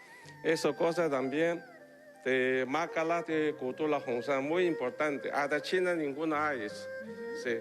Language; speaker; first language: Spanish; non-native, learner; Chinese